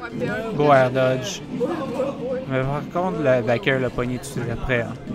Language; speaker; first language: French; native; French